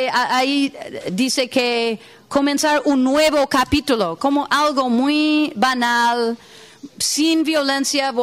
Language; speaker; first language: Spanish; non-native, fluent; English